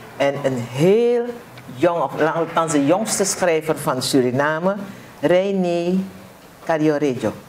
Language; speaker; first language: Dutch; native; Dutch